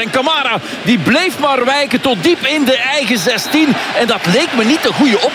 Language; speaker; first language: Dutch; native; Dutch